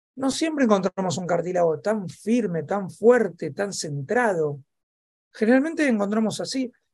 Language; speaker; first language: Spanish; native; Spanish